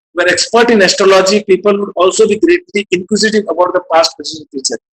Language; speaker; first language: English; non-native, local second language; Hindi